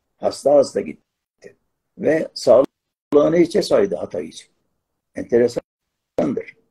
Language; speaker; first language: Turkish; non-native, local second language; Arabic